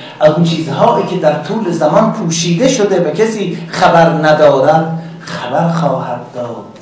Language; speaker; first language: Persian; native; Persian